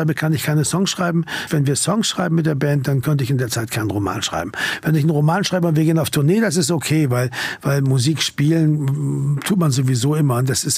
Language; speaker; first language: German; native; German